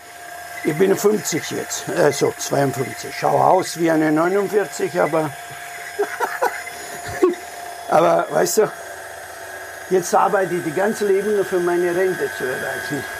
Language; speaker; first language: German; non-native, learner; Italian